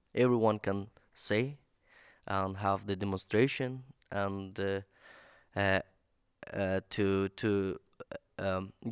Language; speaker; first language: English; non-native, learner; Persian